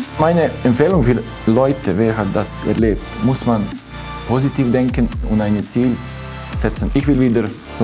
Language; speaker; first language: German; non-native, fluent; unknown